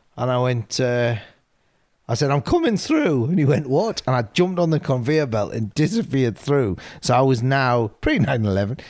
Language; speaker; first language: English; native; English